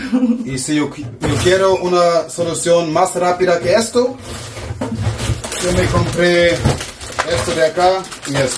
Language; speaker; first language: Spanish; non-native, learner; German